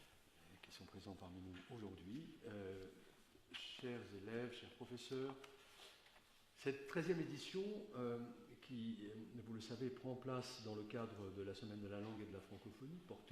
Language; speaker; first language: French; native; French